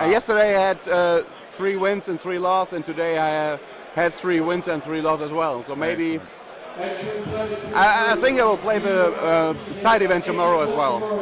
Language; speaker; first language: English; non-native, fluent; German